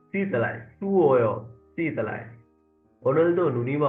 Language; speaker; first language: Korean; non-native, learner; Sinhala